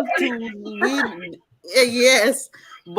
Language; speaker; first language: English; non-native, learner; French